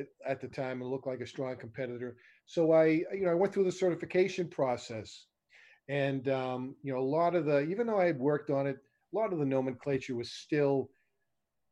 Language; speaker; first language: English; native; English